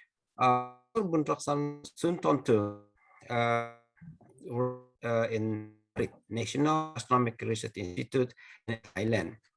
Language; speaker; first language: English; non-native, fluent; Indonesian